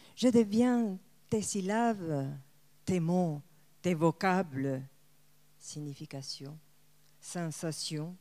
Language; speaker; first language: French; non-native, fluent; Spanish